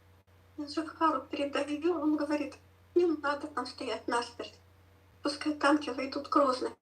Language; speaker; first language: Russian; native; Russian